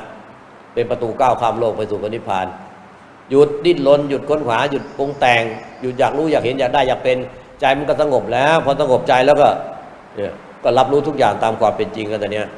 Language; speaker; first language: Thai; native; Thai